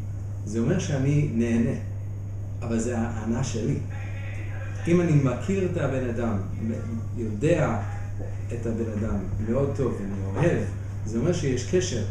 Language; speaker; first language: Hebrew; non-native, fluent; English